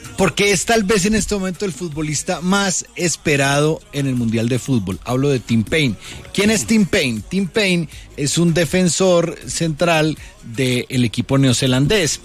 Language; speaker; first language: Spanish; native; Spanish